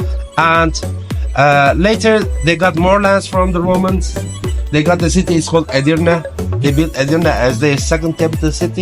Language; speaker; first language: English; non-native, fluent; Turkish